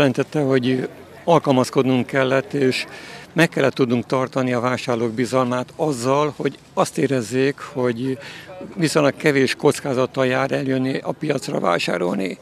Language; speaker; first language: Hungarian; native; Hungarian